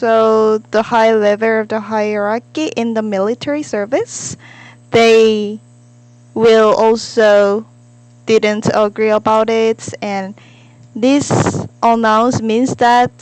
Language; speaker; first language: English; non-native, learner; Korean